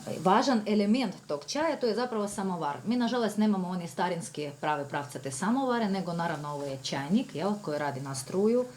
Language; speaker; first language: Bosnian; non-native, fluent; Russian